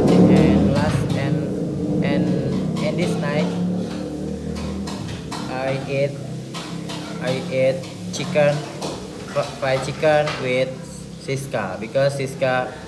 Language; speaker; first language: English; non-native, learner; Indonesian